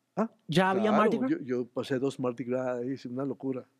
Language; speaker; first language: Spanish; native; Spanish